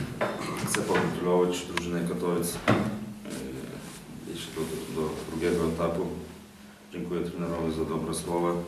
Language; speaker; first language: Polish; non-native, fluent; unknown